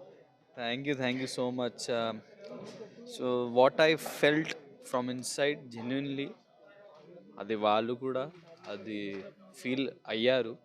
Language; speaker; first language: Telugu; non-native, local second language; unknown